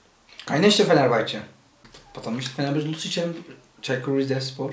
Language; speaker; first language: Russian; non-native, fluent; Turkish